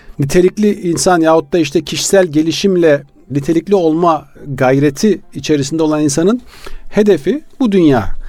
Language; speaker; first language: Turkish; native; Turkish